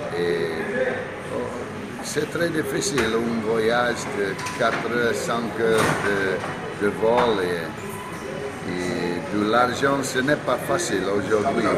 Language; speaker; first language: French; non-native, learner; English